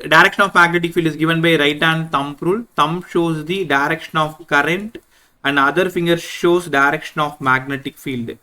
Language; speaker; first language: English; non-native, local second language; Tamil